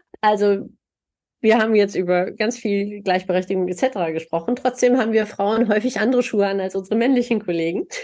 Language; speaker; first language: German; native; German